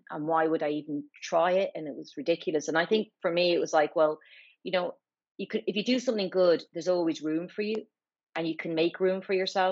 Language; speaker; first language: English; native; English